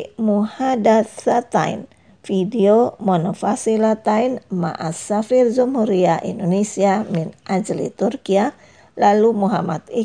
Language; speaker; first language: Arabic; non-native, fluent; Indonesian